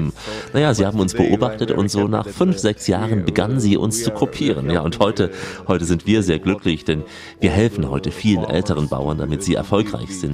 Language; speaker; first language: German; native; German